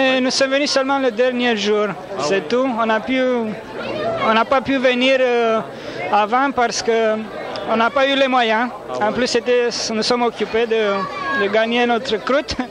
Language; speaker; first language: French; non-native, fluent; Romanian